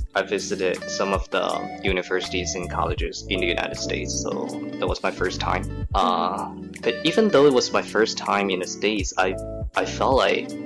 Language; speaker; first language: English; non-native, fluent; Chinese